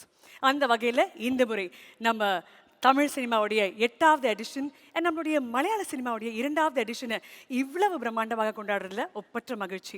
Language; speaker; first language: Tamil; native; Tamil